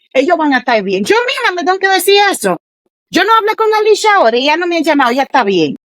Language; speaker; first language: Spanish; early bilingual, heritage; Spanish